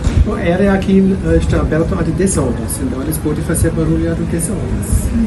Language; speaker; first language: Portuguese; non-native, learner; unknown